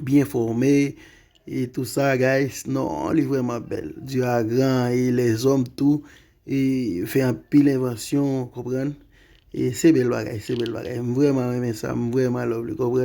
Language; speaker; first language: French; non-native, learner; Haitian Creole